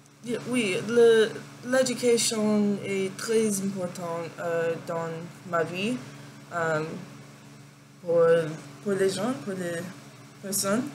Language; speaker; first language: French; non-native, learner; English